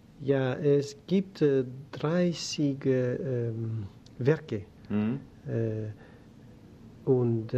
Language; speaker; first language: German; non-native, learner; Greek